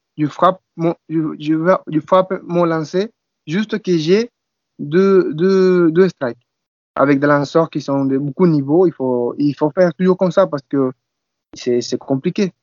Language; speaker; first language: French; non-native, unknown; Spanish